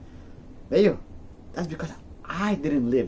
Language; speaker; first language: English; non-native, fluent; French